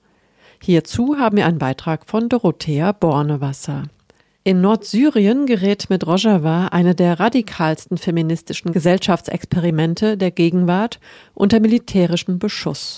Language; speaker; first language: German; native; German